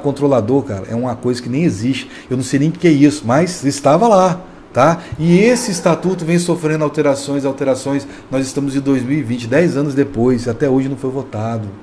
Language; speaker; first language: Portuguese; native; Portuguese